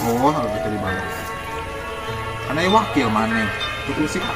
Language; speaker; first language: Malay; non-native, local second language; Sundanese